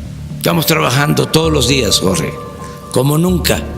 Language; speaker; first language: Spanish; native; Spanish